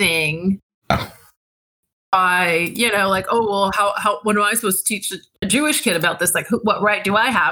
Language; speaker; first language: English; native; English